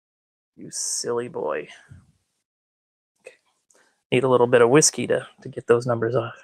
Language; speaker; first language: English; native; English